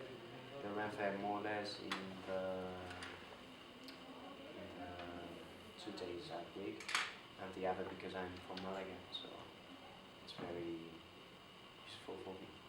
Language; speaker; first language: English; non-native, fluent; Spanish